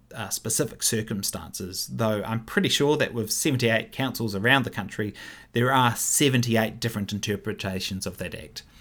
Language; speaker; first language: English; native; English